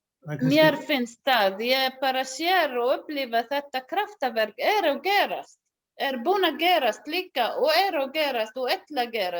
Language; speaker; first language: Icelandic; non-native, learner; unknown